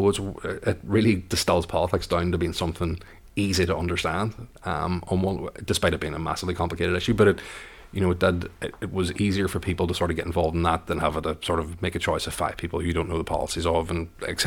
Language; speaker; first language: English; native; English